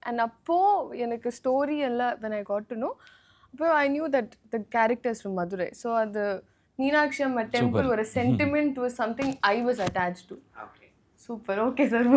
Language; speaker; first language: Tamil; non-native, learner; Telugu